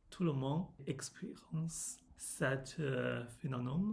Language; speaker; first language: French; non-native, learner; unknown